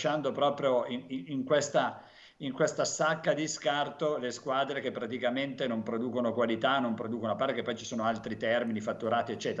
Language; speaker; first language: Italian; native; Italian